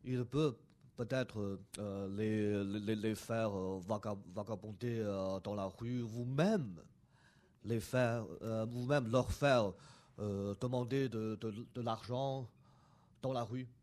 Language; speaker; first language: French; non-native, fluent; Chinese